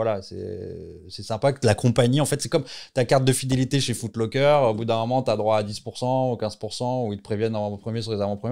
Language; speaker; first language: French; native; French